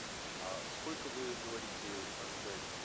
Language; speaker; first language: Russian; native; Russian